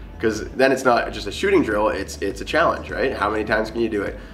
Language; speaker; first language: English; native; English